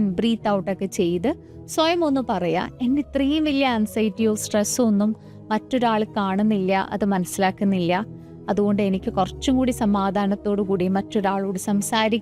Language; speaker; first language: Malayalam; native; Malayalam